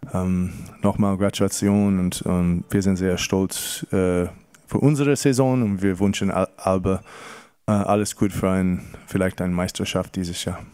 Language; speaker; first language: German; non-native, fluent; English